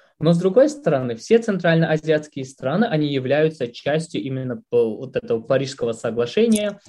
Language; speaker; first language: Russian; non-native, local second language; Tajik